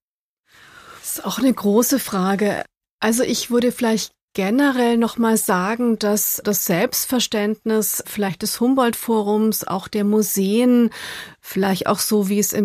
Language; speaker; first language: German; native; German